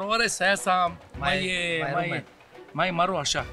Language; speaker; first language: Romanian; non-native, learner; Arabic